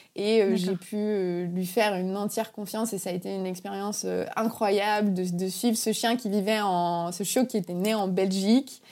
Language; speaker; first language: French; native; French